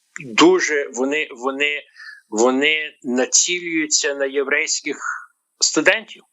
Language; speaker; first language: Ukrainian; early bilingual, heritage; Ukrainian